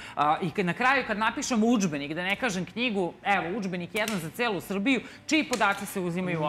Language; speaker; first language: Serbian; native; Serbian